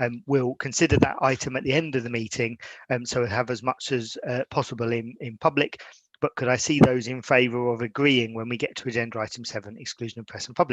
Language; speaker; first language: English; native; English